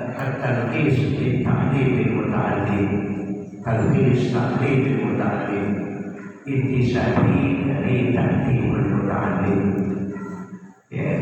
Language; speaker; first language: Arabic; non-native, fluent; Indonesian